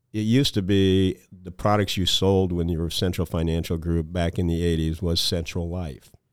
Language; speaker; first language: English; native; English